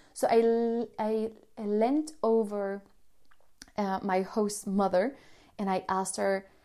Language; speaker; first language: English; non-native, fluent; Spanish